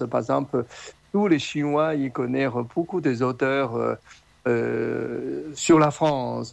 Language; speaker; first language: French; non-native, learner; Chinese